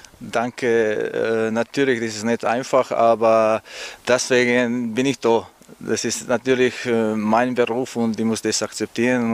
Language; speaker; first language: German; non-native, learner; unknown